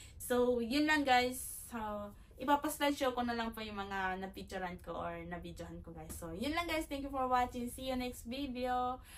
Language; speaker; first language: Filipino; native; Filipino